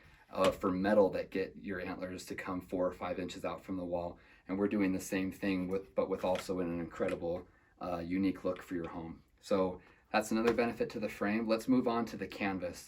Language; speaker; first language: English; native; English